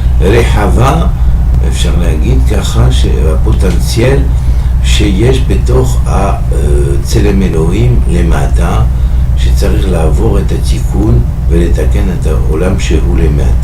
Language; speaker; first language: Hebrew; non-native, fluent; French